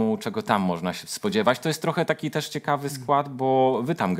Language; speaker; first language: Polish; native; Polish